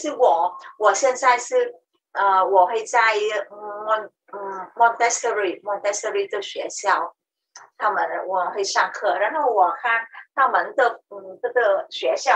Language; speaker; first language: Chinese; non-native, learner; Vietnamese